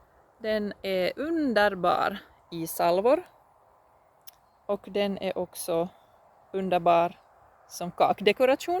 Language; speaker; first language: Swedish; non-native, local second language; Finnish